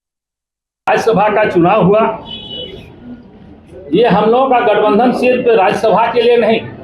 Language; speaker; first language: Hindi; native; Hindi